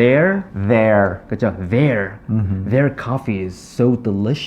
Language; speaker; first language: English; non-native, fluent; Korean